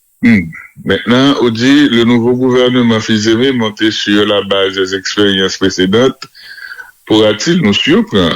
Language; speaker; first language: French; non-native, local second language; Haitian Creole